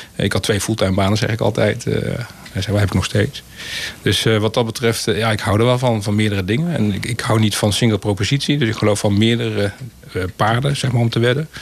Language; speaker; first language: Dutch; native; Dutch